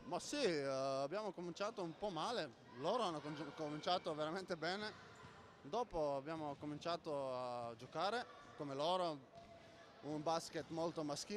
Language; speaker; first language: Italian; non-native, fluent; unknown